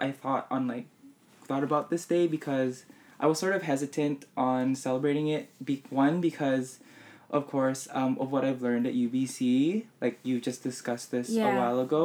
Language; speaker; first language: English; native; English